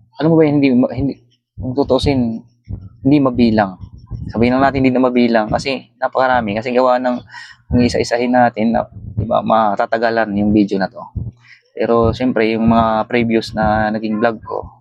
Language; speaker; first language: Filipino; non-native, local second language; Waray